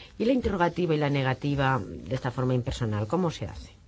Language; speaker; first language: Spanish; native; Spanish